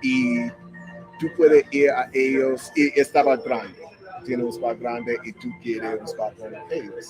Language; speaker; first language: Spanish; non-native, learner; English